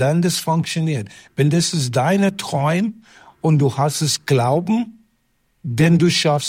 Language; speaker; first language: German; non-native, fluent; English